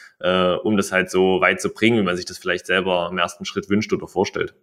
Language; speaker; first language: German; native; German